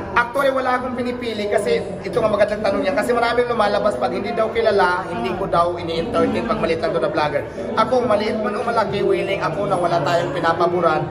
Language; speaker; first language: Filipino; non-native, local second language; Waray